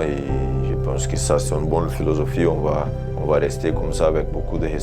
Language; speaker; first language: French; non-native, fluent; Portuguese